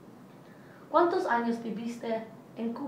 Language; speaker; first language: Spanish; non-native, learner; English